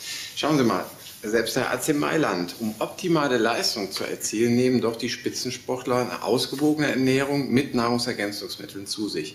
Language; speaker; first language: German; native; German